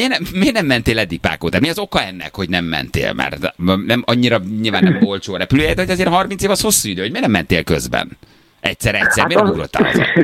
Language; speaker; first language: Hungarian; native; Hungarian